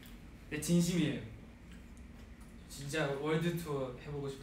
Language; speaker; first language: Korean; non-native, fluent; Japanese